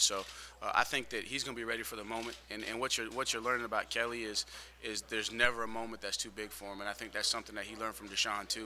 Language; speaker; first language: English; native; English